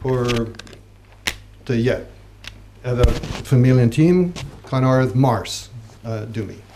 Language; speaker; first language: Albanian; non-native, learner; English